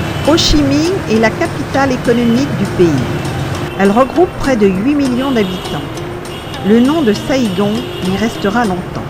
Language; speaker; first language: French; native; French